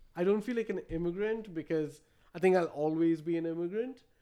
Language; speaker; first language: English; non-native, local second language; Malayalam